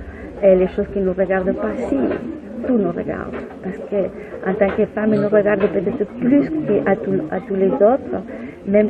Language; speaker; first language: French; non-native, fluent; Spanish